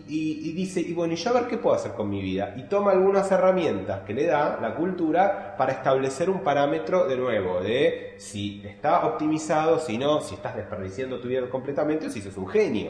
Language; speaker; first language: Spanish; native; Spanish